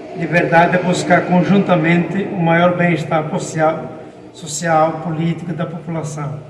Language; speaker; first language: Portuguese; native; Portuguese